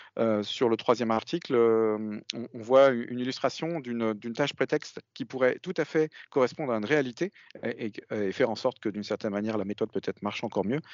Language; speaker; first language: French; native; French